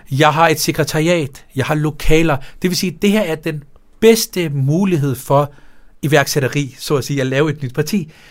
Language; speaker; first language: Danish; early bilingual, other home language; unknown